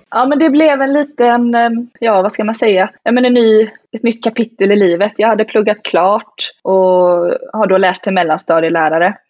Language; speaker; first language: Swedish; native; Swedish